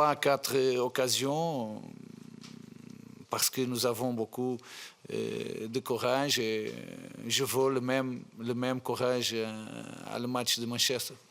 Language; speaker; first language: French; non-native, fluent; Portuguese